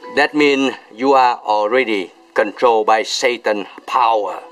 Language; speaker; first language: English; non-native, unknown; Vietnamese